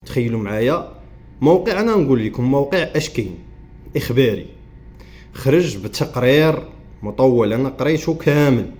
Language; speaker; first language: Arabic; native; Arabic